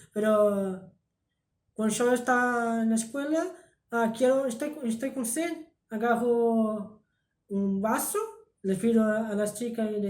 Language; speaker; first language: Spanish; early bilingual, heritage; Spanish